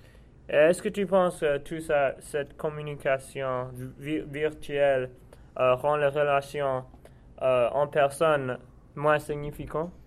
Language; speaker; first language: French; non-native, learner; English